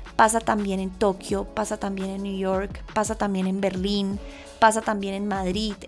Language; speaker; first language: Spanish; native; Spanish